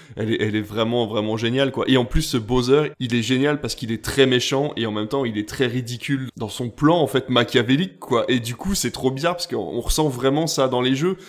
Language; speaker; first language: French; native; French